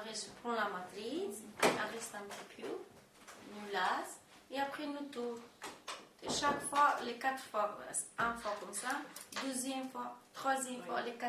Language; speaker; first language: French; non-native, learner; Romanian